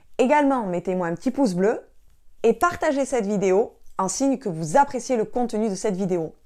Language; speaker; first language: French; native; French